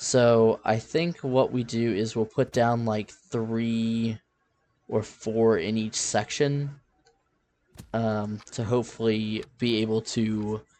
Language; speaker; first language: English; native; English